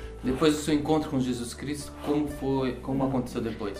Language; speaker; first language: Portuguese; native; Portuguese